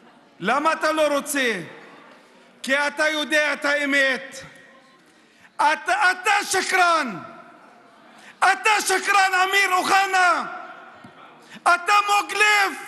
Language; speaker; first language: Hebrew; non-native, local second language; Arabic